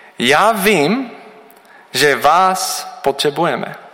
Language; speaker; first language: Czech; non-native, learner; English